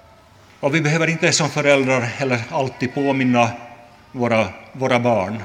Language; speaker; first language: Swedish; non-native, local second language; Finnish